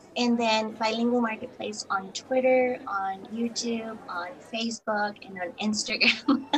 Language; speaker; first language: English; non-native, fluent; Spanish